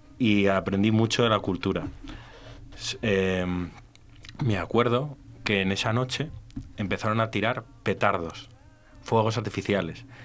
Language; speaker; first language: Spanish; native; Spanish